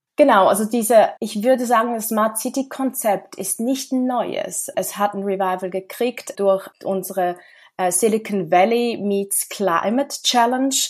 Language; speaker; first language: German; native; German